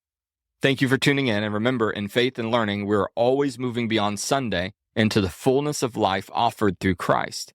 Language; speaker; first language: English; native; English